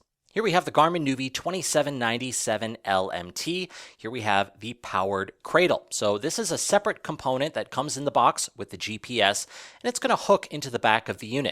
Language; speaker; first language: English; native; English